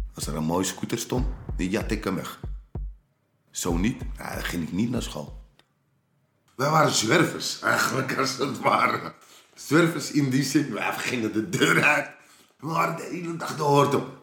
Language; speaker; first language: Dutch; early bilingual, other home language; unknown